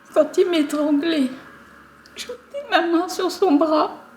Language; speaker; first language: French; native; French